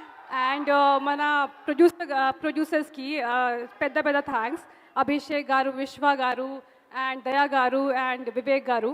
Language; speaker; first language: Telugu; non-native, fluent; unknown